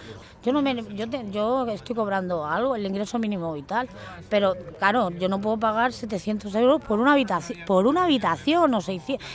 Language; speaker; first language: Spanish; native; Spanish